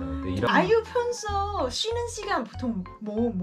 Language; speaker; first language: Korean; non-native, fluent; Cantonese